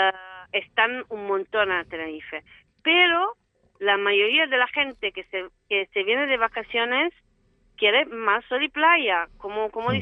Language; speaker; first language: Spanish; non-native, fluent; Italian